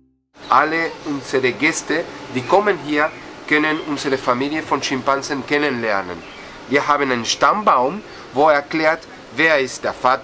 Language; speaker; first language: German; non-native, learner; Spanish